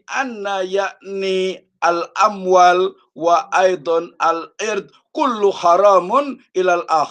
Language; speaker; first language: Arabic; non-native, fluent; Indonesian